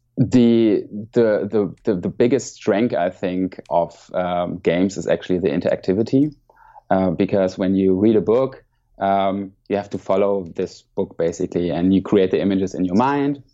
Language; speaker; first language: English; non-native, fluent; German